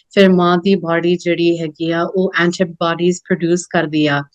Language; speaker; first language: Punjabi; early bilingual, other home language; English